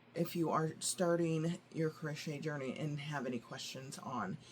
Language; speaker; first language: English; native; English